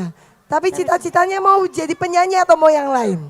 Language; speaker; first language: Indonesian; native; Indonesian